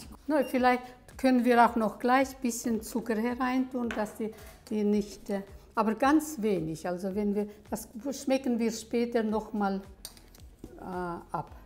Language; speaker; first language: German; early bilingual, heritage; German